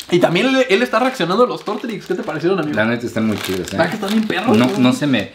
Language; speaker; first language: Spanish; native; Spanish